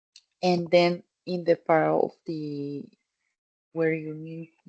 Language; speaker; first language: English; non-native, fluent; Spanish